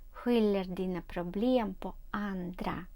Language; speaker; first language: Swedish; non-native, learner; Ukrainian